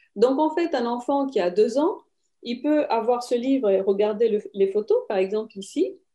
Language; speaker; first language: French; non-native, fluent; Romanian